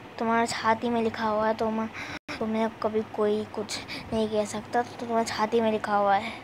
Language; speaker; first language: Hindi; non-native, local second language; Bangla